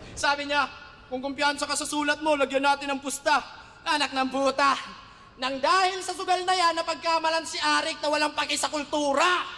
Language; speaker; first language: Filipino; native; Filipino